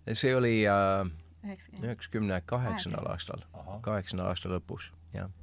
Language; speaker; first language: Estonian; non-native, fluent; English